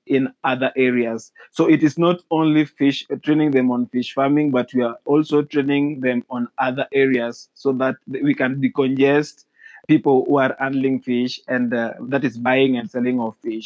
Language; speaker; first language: English; non-native, local second language; Luo (Kenya and Tanzania)